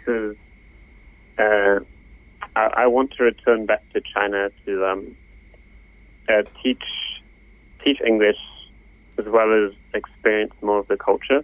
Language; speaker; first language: English; native; English